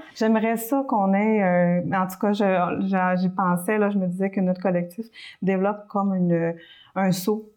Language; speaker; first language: French; early bilingual, other home language; Spanish